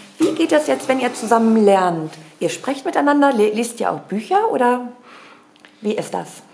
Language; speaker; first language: German; native; German